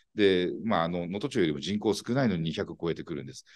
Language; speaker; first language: Japanese; native; Japanese